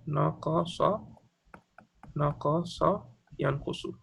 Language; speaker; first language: Arabic; non-native, fluent; English